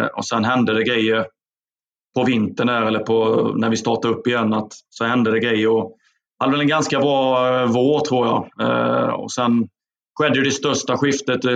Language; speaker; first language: Swedish; native; Swedish